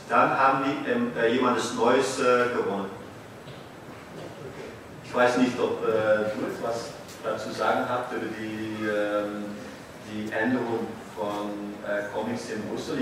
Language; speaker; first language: German; non-native, fluent; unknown